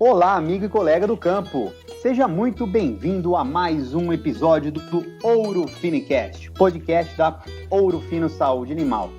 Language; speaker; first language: Portuguese; native; Portuguese